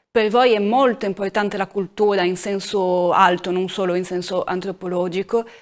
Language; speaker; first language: Italian; native; Italian